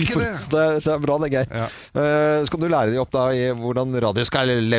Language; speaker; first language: Norwegian; native; Norwegian